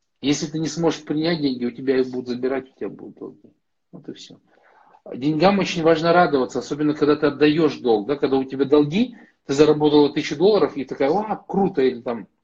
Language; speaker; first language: Russian; native; Russian